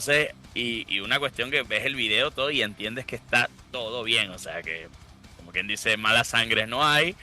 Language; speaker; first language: Spanish; native; Spanish